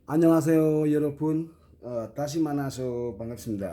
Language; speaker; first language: Korean; non-native, fluent; Indonesian